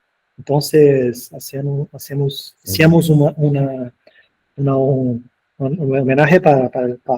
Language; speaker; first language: Spanish; non-native, fluent; Portuguese